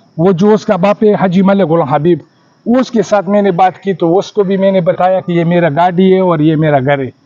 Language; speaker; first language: Urdu; non-native, local second language; Pashto